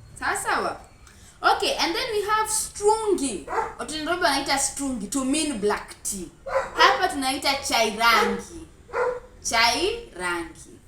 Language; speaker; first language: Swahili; native; Swahili